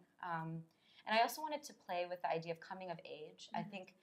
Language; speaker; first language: English; native; English